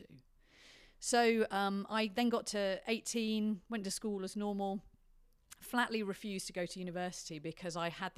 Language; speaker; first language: English; native; English